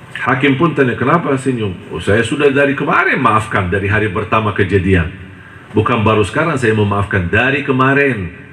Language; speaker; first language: Indonesian; non-native, fluent; Arabic